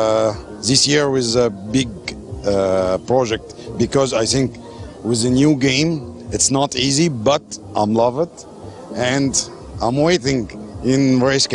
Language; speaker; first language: English; non-native, learner; Arabic